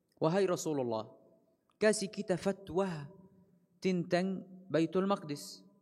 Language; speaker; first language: Malay; non-native, fluent; Arabic